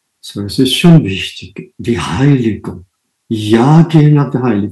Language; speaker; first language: German; non-native, fluent; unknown